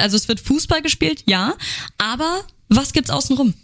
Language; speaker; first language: German; native; German